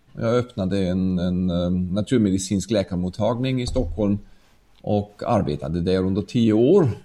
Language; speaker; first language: Swedish; non-native, fluent; German